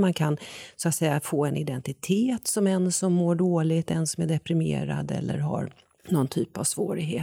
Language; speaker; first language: Swedish; native; Swedish